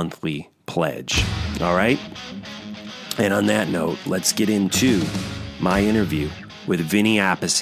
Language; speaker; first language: English; native; English